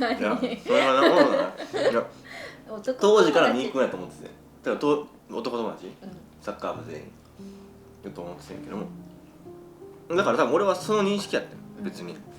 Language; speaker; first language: Japanese; native; Japanese